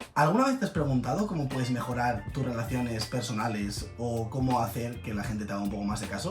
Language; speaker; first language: Spanish; native; Spanish